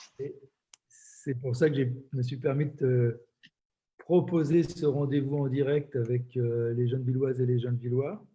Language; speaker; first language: French; native; French